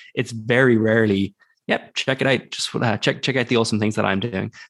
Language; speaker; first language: English; native; English